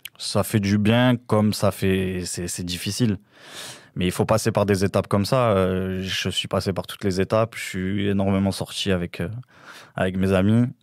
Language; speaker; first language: French; native; French